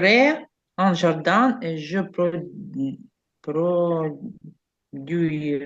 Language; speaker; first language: French; non-native, learner; Ukrainian